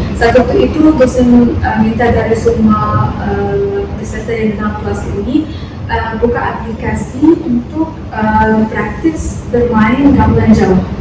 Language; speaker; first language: Indonesian; non-native, fluent; Arabic